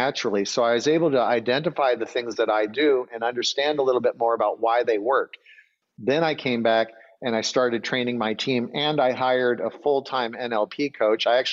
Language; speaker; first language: English; native; English